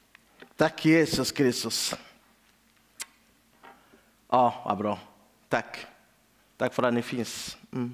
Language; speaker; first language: Swedish; non-native, learner; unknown